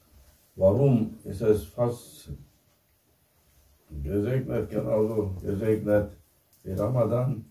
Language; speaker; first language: German; non-native, fluent; Turkish